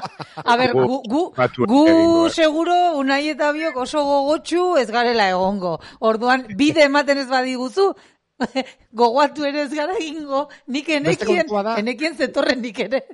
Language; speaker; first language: Basque; native; Basque